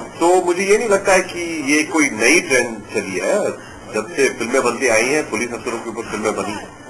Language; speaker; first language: Hindi; native; Hindi